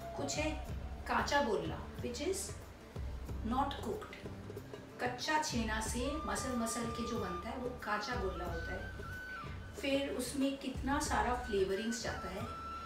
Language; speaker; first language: Hindi; non-native, local second language; Bangla